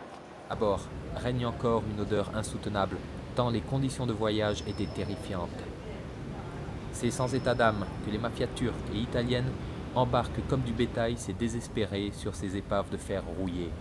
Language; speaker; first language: French; native; French